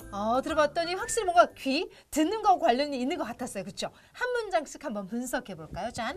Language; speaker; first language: Korean; native; Korean